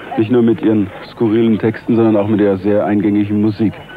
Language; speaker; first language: German; native; German